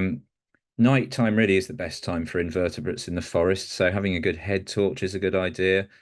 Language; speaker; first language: English; native; English